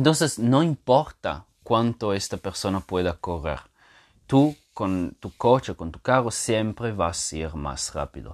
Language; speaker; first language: Spanish; non-native, fluent; Portuguese